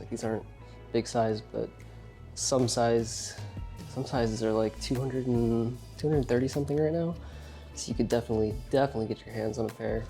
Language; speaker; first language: English; native; English